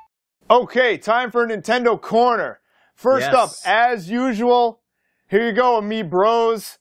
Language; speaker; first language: English; native; English